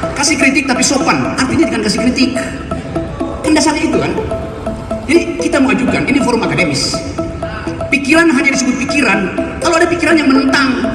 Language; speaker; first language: Indonesian; native; Indonesian